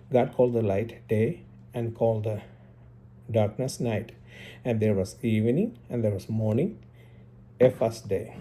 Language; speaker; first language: English; non-native, local second language; Malayalam